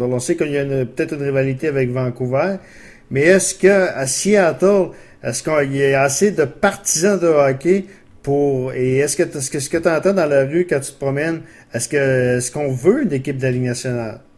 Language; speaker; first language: French; native; French